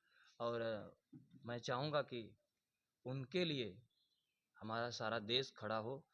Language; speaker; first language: Hindi; native; Hindi